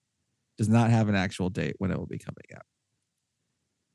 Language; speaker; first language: English; native; English